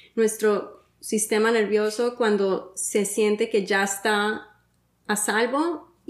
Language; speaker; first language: Spanish; early bilingual, heritage; Spanish